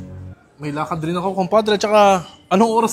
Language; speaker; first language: Filipino; native; Filipino